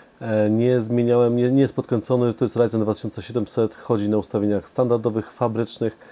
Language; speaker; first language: Polish; native; Polish